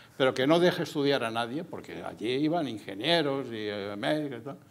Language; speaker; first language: Spanish; native; Spanish